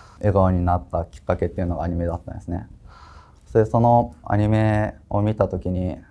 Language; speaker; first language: Japanese; native; Japanese